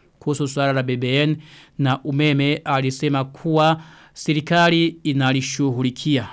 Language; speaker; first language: Swahili; non-native, local second language; Rundi